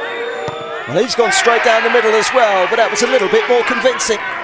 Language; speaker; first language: English; native; English